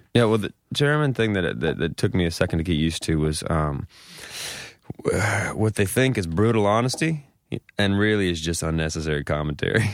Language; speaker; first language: English; native; English